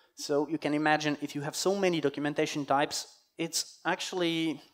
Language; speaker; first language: English; non-native, fluent; Polish